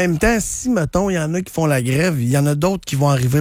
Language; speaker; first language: French; native; French